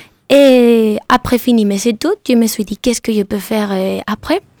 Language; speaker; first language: French; non-native, fluent; Spanish